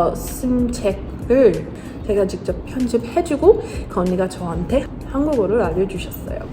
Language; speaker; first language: Korean; non-native, fluent; English